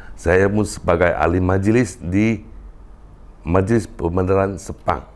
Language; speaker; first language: Malay; non-native, local second language; Cantonese